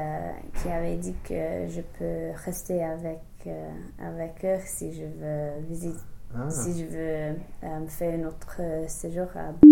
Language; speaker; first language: French; non-native, fluent; English